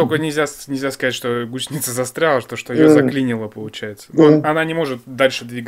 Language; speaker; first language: Russian; native; Russian